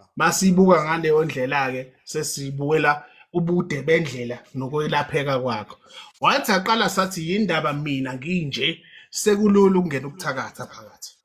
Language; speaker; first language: Zulu; native; Zulu